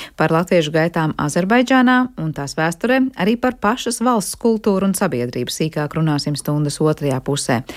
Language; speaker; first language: Latvian; native; Latvian